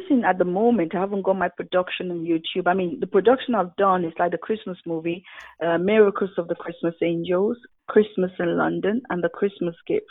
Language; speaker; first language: English; non-native, local second language; Yoruba